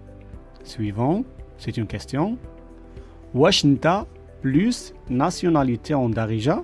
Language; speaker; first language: French; non-native, local second language; Arabic